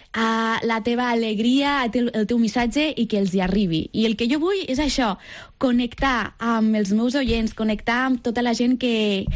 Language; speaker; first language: Catalan; native; Catalan